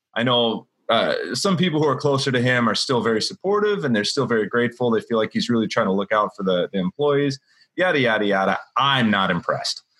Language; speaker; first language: English; native; English